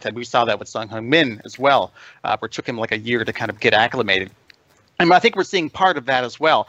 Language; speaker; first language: English; native; English